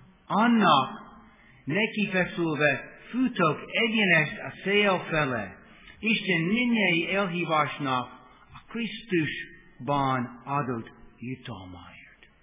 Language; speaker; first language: Hungarian; non-native, fluent; English